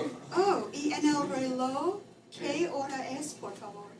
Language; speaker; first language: Spanish; non-native, fluent; English